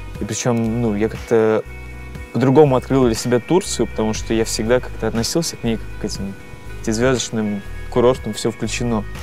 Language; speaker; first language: Russian; native; Russian